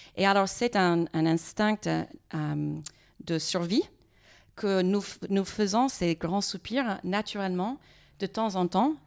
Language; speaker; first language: French; non-native, fluent; English